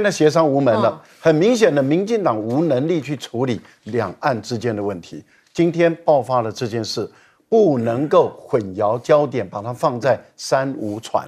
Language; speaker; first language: Chinese; native; Chinese